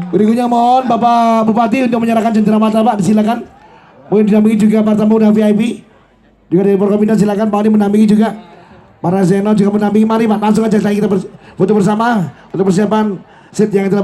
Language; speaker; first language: Indonesian; native; Indonesian